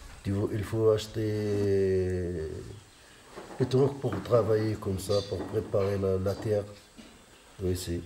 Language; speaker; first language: French; non-native, learner; Riffian